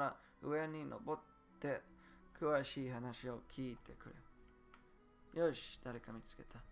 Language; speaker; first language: Japanese; non-native, learner; English